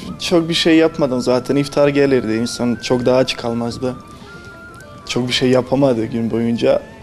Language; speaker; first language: Turkish; non-native, fluent; Bosnian